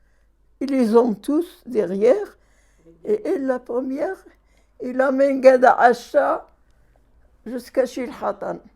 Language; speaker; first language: French; non-native, learner; Arabic